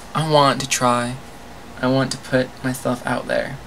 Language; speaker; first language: English; native; English